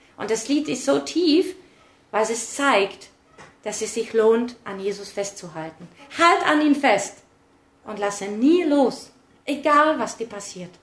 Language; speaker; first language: German; early bilingual, other home language; Czech